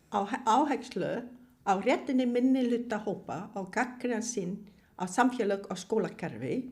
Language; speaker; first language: Icelandic; non-native, fluent; Vietnamese